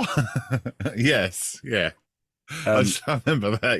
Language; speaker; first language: English; native; English